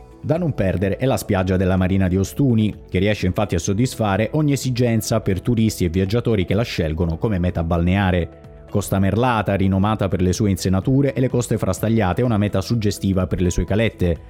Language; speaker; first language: Italian; native; Italian